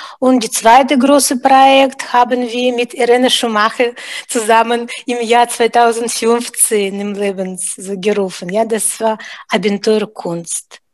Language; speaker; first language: German; non-native, fluent; Russian